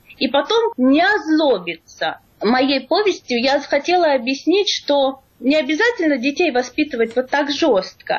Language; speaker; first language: Russian; native; Russian